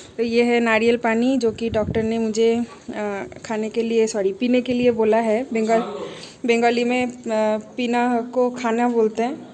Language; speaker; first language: Hindi; non-native, local second language; Bangla